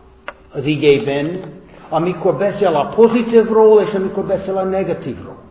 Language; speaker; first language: Hungarian; non-native, fluent; English